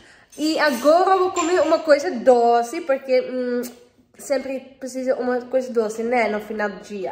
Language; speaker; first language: Portuguese; non-native, learner; Dutch